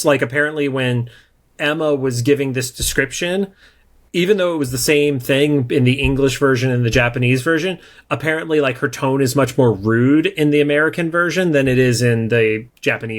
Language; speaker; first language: English; native; English